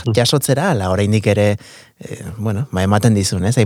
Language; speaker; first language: Basque; native; Basque